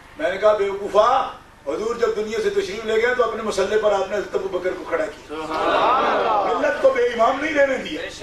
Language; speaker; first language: Urdu; non-native, local second language; Punjabi